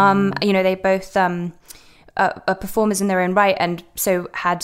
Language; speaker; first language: English; native; English